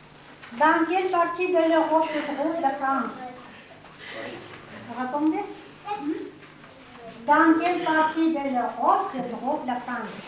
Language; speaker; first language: French; non-native, fluent; Yakut